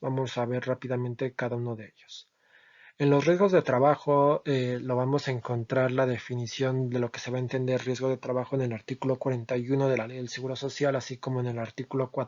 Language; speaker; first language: Spanish; native; Spanish